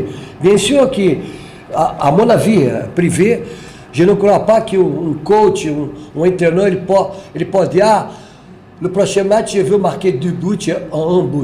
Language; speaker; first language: French; non-native, learner; Portuguese